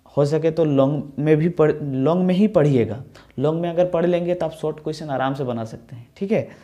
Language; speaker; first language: Hindi; native; Hindi